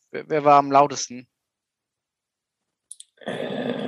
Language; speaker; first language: German; native; German